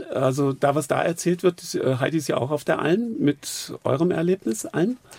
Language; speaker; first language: German; native; German